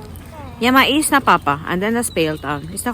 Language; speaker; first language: Dutch; non-native, learner; Cebuano